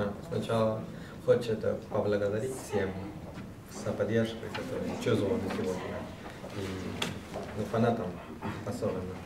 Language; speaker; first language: Russian; non-native, learner; Spanish